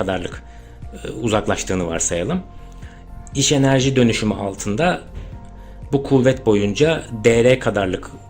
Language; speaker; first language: Turkish; native; Turkish